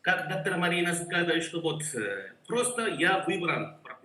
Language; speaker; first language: Russian; non-native, learner; Korean